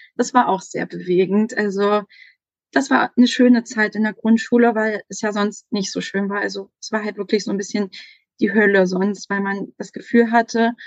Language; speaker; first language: German; native; German